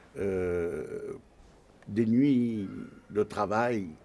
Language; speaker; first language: French; non-native, fluent; Romanian